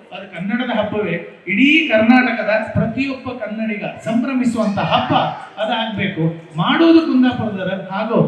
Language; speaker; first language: Kannada; native; Kannada